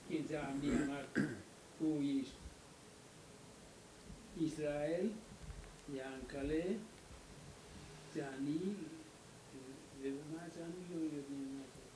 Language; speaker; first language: Hebrew; non-native, learner; German